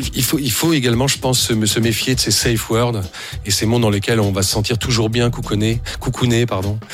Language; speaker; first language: French; native; French